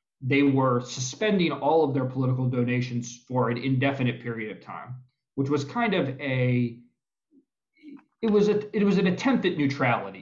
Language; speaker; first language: English; native; English